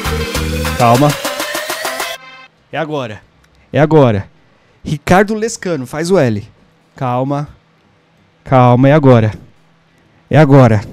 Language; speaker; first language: Portuguese; native; Portuguese